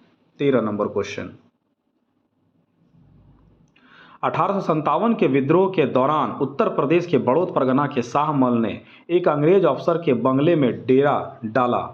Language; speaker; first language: Hindi; native; Hindi